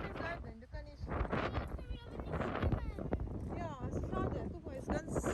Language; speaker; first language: German; non-native, learner; Filipino